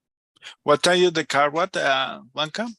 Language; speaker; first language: English; non-native, learner; Spanish